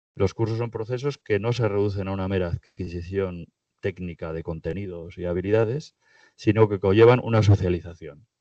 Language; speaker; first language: Spanish; native; Spanish